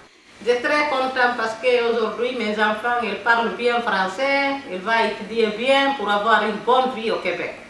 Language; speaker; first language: French; non-native, learner; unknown